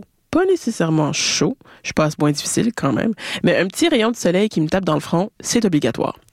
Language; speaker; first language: French; native; French